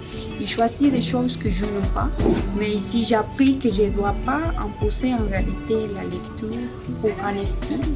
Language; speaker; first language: French; non-native, learner; Spanish